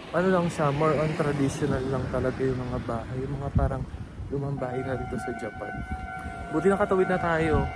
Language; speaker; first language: Filipino; native; Filipino